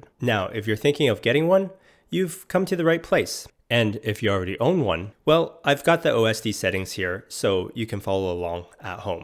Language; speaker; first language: English; native; English